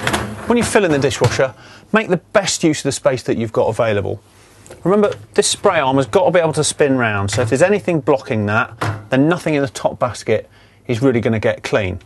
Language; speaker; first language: English; native; English